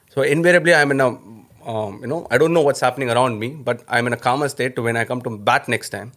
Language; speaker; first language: English; non-native, local second language; Tamil